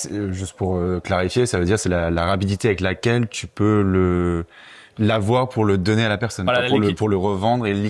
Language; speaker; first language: French; native; French